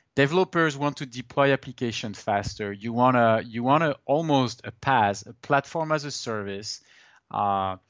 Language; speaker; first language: English; non-native, fluent; French